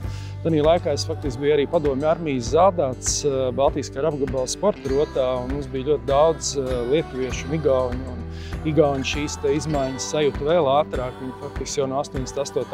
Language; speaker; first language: Latvian; native; Latvian